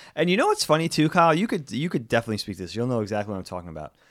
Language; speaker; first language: English; native; English